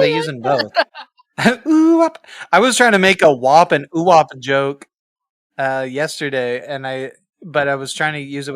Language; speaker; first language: English; native; English